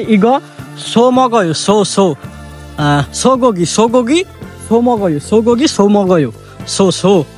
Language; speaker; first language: Korean; non-native, learner; Bangla